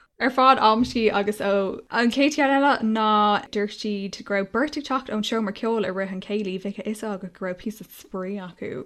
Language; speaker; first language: Irish; non-native, local second language; English